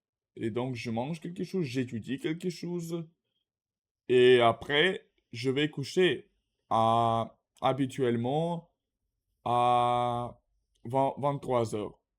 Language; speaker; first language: French; non-native, learner; Russian